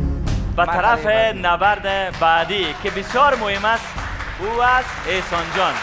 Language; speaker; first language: Persian; native; Persian